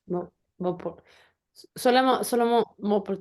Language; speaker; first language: French; non-native, learner; Spanish